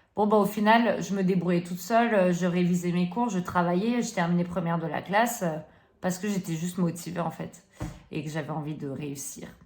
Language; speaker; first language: French; early bilingual, other home language; Turkish